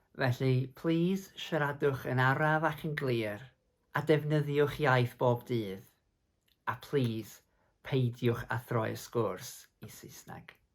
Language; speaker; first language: Welsh; non-native, fluent; English